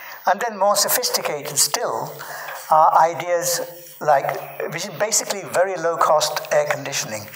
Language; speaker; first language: English; non-native, local second language; Marathi